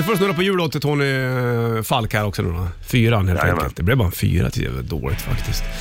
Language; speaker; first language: Swedish; native; Swedish